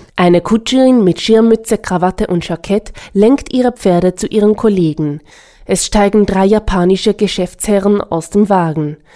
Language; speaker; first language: German; native; German